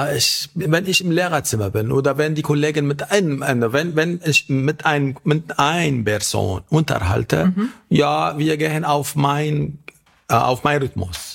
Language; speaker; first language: German; non-native, learner; Arabic